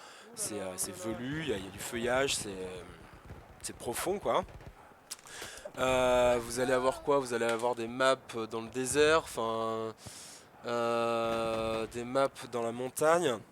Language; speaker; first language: French; native; French